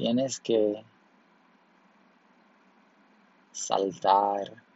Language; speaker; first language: Spanish; early bilingual, heritage; Spanish